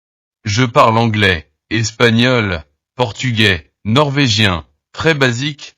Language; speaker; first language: French; non-native, learner; Portuguese